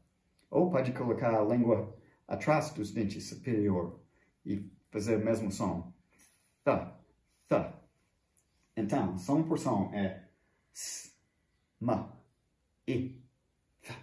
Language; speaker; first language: Portuguese; non-native, fluent; English